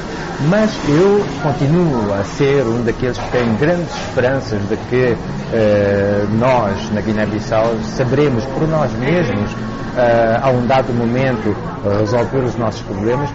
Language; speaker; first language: Portuguese; non-native, local second language; Upper Guinea Crioulo